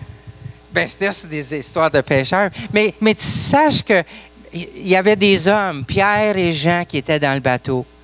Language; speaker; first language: French; non-native, local second language; English